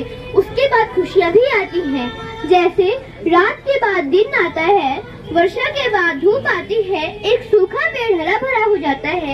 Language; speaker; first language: Hindi; native; Hindi